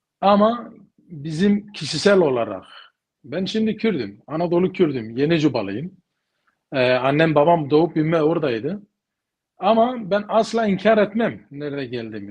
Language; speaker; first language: Turkish; early bilingual, heritage; Kurdish